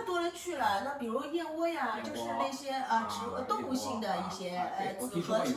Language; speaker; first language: Chinese; native; Chinese